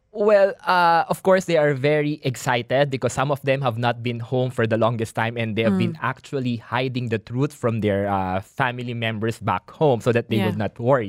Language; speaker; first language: English; non-native, local second language; Filipino